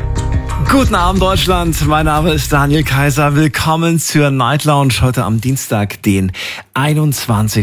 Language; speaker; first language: German; native; German